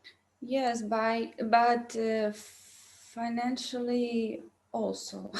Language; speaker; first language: English; non-native, learner; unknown